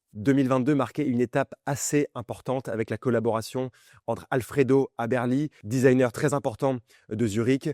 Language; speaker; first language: French; native; French